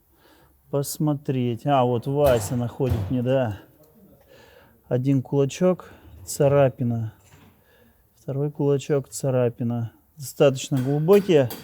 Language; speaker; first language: Russian; native; Russian